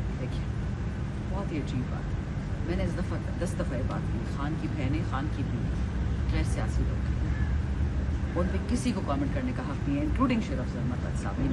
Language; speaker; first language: Urdu; non-native, local second language; Pashto